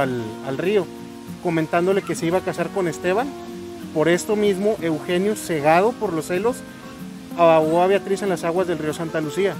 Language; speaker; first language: Spanish; native; Spanish